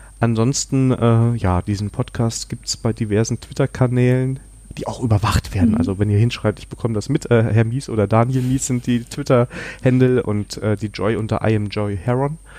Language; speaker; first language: German; native; German